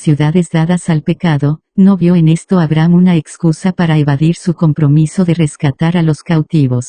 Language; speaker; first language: Spanish; native; Spanish